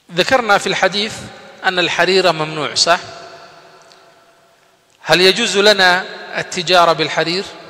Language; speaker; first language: Arabic; non-native, fluent; Somali